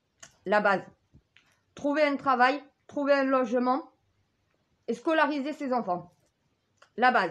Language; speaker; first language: French; native; French